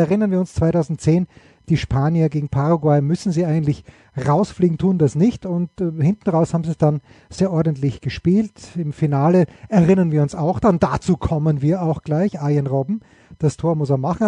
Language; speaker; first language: German; native; German